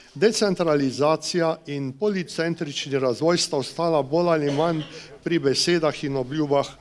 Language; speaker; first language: Slovenian; native; Slovenian